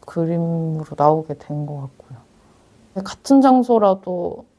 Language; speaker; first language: Korean; native; Korean